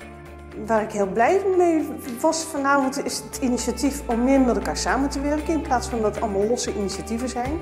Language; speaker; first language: Dutch; native; Dutch